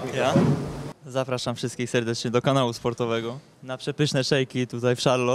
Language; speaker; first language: Polish; native; Polish